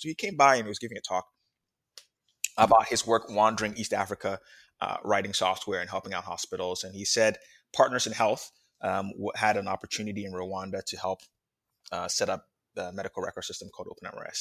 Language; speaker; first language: English; non-native, local second language; Akan